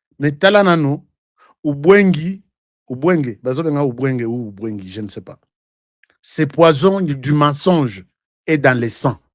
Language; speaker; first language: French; non-native, local second language; Lingala